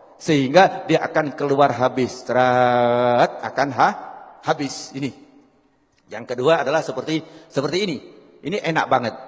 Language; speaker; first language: Indonesian; native; Indonesian